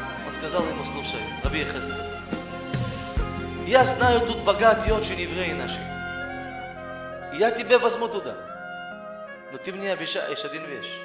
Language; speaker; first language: Russian; early bilingual, heritage; Russian